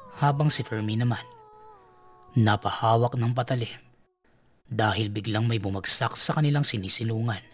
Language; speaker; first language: Filipino; native; Filipino